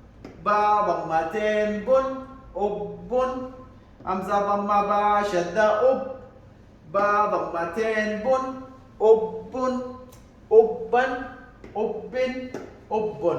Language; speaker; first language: Arabic; non-native, local second language; Somali